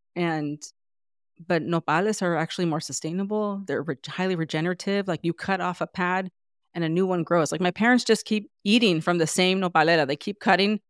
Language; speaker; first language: English; native; English